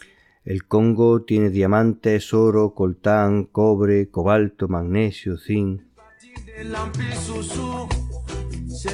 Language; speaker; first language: Spanish; native; Spanish